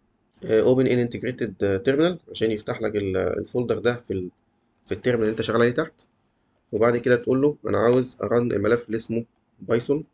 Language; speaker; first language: Arabic; native; Arabic